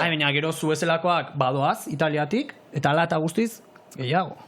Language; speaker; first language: Basque; native; Basque